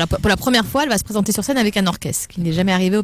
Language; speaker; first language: French; native; French